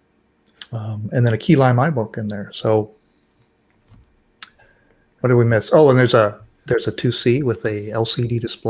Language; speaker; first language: English; native; English